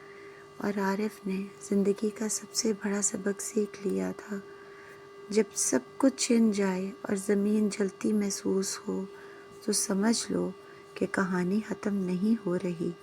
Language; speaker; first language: Urdu; native; Urdu